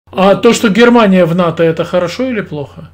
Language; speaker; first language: Russian; native; Russian